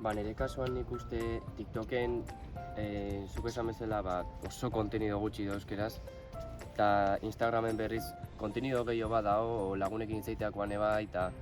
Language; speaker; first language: Basque; native; Basque